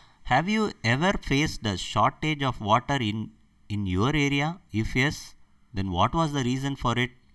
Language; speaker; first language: English; non-native, local second language; Tamil